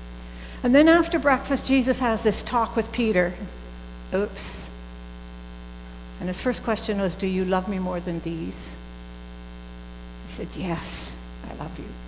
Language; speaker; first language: English; native; English